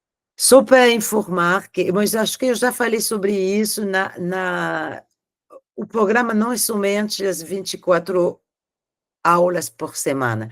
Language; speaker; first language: Portuguese; non-native, fluent; French